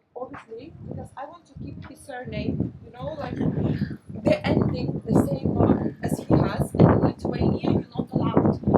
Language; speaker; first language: English; non-native, fluent; Lithuanian